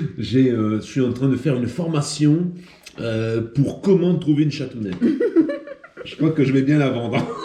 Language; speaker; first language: French; native; French